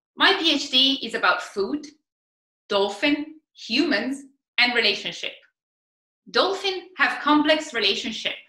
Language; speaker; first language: English; non-native, fluent; Italian